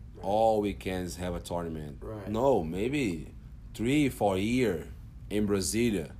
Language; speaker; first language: English; non-native, learner; Portuguese